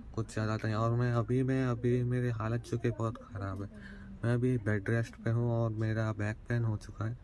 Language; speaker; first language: Hindi; non-native, local second language; Kannada